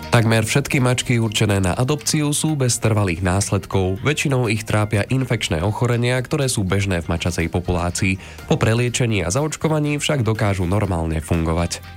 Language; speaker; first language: Slovak; native; Slovak